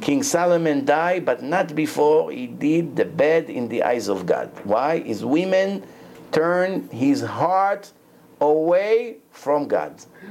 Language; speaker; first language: English; non-native, fluent; Hebrew